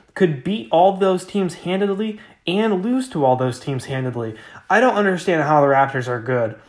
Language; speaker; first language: English; native; English